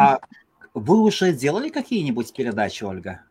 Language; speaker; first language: Russian; non-native, local second language; Latvian